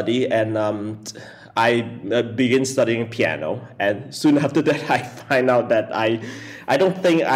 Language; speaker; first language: English; non-native, local second language; Chinese